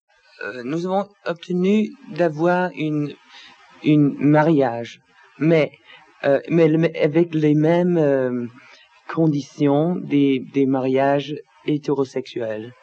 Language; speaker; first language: French; non-native, learner; Danish